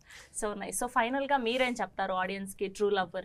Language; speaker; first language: Telugu; native; Telugu